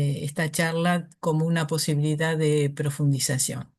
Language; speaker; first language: Spanish; native; Spanish